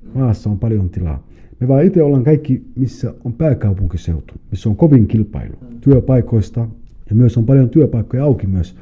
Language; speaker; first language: Finnish; early bilingual, other home language; Somali